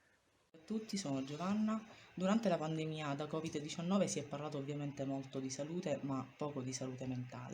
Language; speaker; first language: Italian; native; Italian